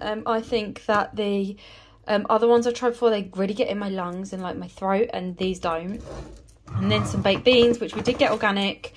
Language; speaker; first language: English; native; English